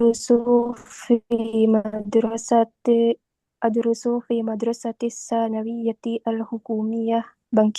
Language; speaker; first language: Arabic; non-native, learner; Indonesian